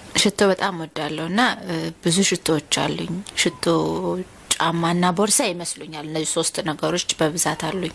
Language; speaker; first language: Amharic; native; Amharic